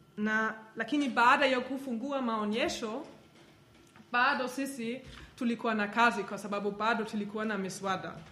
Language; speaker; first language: Swahili; non-native, fluent; German